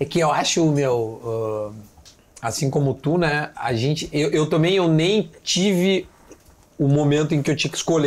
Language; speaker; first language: Portuguese; native; Portuguese